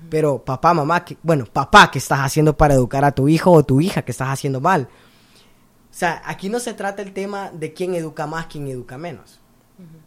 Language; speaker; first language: Spanish; native; Spanish